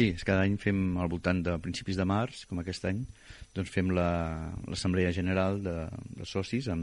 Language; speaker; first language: Catalan; native; Catalan